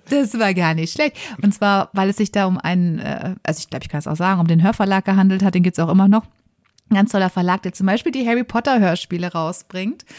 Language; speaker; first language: German; native; German